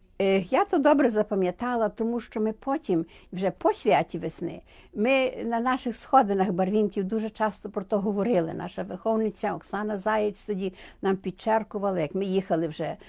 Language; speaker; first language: Ukrainian; native; Ukrainian